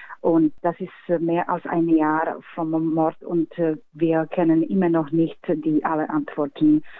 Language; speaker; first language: German; non-native, fluent; Slovak